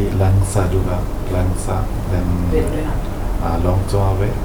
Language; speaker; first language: Indonesian; non-native, local second language; Malayalam